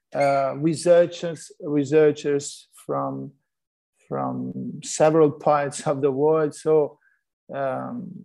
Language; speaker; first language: English; non-native, fluent; Italian